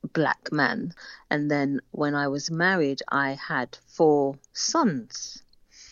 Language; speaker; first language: English; native; English